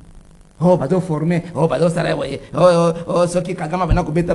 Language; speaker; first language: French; non-native, local second language; Lingala